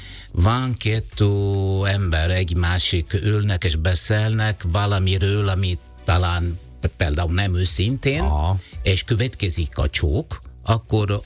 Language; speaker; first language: Hungarian; non-native, fluent; Italian